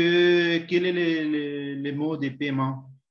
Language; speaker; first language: French; non-native, learner; Spanish